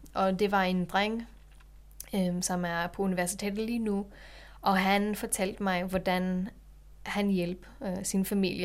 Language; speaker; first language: Danish; non-native, fluent; English